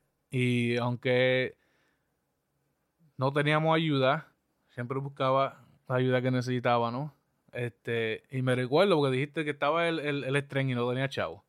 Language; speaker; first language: Spanish; early bilingual, other home language; English